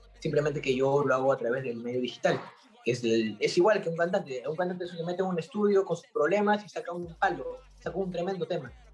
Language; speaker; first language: Spanish; native; Spanish